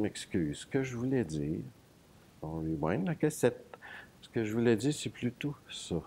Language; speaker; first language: French; native; French